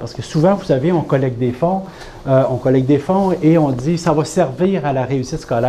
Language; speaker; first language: French; native; French